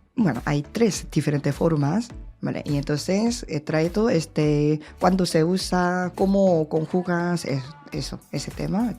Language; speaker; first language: Spanish; non-native, learner; Korean